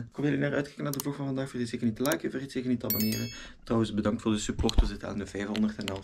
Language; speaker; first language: Dutch; native; Dutch